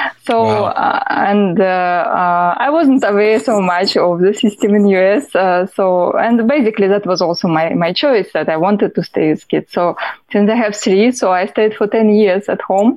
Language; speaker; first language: English; non-native, fluent; Russian